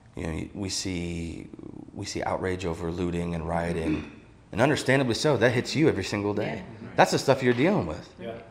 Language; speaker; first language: English; native; English